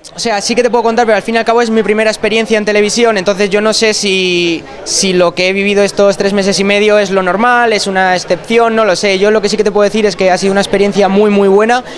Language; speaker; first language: Spanish; native; Spanish